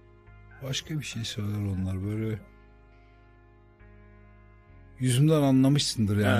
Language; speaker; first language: Turkish; native; Turkish